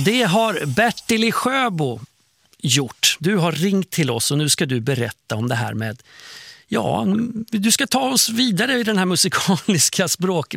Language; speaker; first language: Swedish; native; Swedish